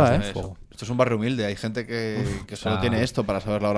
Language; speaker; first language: Spanish; native; Spanish